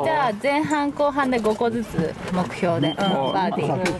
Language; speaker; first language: Japanese; native; Japanese